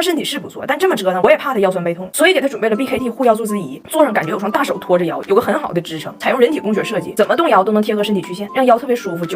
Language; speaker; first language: Chinese; native; Chinese